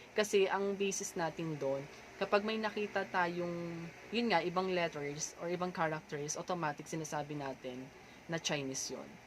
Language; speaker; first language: Filipino; native; Filipino